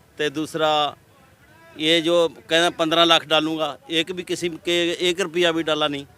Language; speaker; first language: Hindi; non-native, local second language; Punjabi